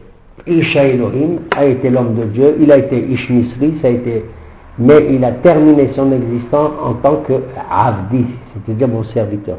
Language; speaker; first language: French; native; French